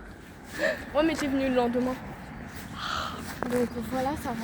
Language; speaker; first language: French; native; French